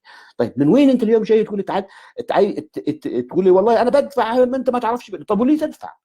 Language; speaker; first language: Arabic; native; Arabic